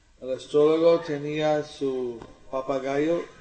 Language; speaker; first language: Spanish; non-native, learner; English